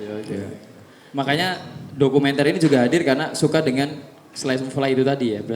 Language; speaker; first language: Indonesian; native; Indonesian